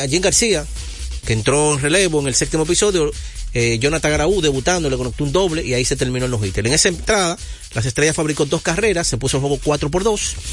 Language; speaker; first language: Spanish; native; Spanish